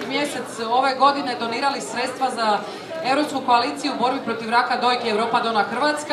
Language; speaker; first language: Croatian; native; Croatian